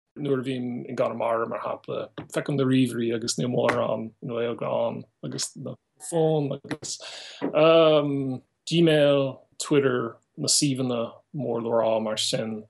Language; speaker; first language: Irish; non-native, fluent; English